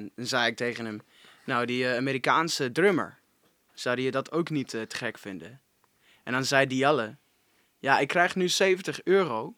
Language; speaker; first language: Dutch; non-native, fluent; English